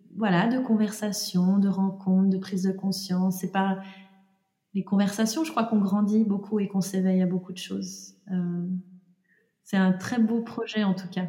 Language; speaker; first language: French; native; French